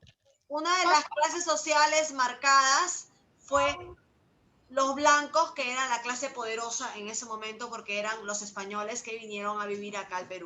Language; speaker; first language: Spanish; native; Spanish